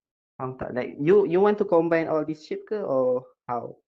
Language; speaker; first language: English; non-native, local second language; Malay